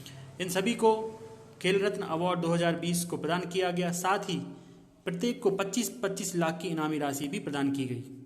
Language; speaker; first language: Hindi; native; Hindi